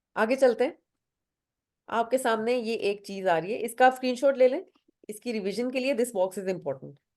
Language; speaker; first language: Urdu; non-native, local second language; Punjabi